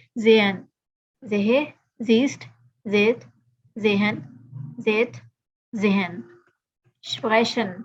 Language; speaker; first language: German; non-native, learner; Urdu